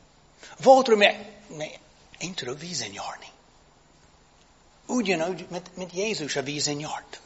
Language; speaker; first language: Hungarian; non-native, fluent; English